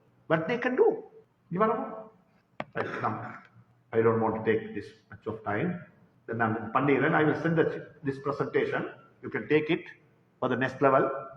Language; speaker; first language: English; non-native, local second language; Tamil